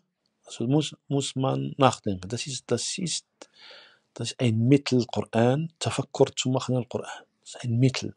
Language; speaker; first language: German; non-native, fluent; Arabic